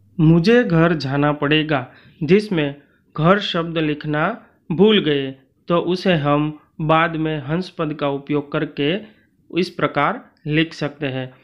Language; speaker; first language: Hindi; non-native, local second language; Gujarati